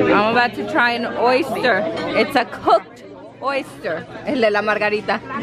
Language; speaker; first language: English; early bilingual, other home language; Spanish